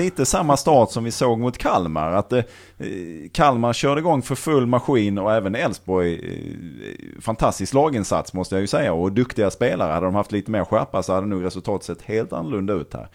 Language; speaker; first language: Swedish; native; Swedish